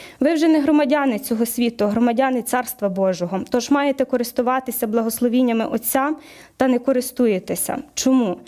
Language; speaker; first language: Ukrainian; native; Ukrainian